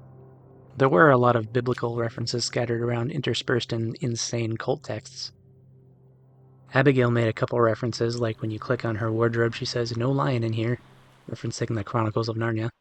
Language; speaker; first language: English; native; English